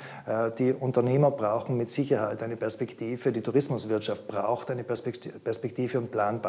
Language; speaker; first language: German; native; German